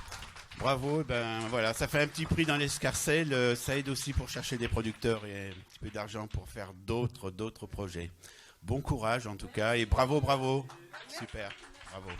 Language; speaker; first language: French; native; French